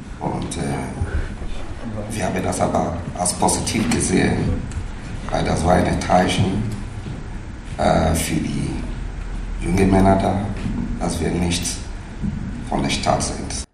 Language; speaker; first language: German; non-native, fluent; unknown